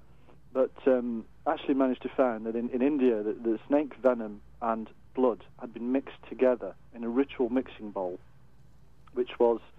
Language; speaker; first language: English; native; English